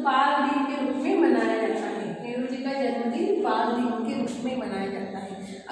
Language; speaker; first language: Hindi; non-native, local second language; Marathi